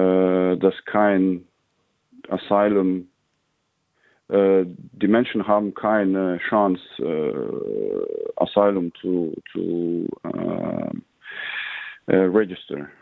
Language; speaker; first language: German; non-native, fluent; Latvian